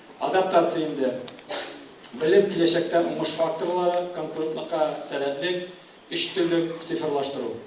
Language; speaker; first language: Tatar; native; Tatar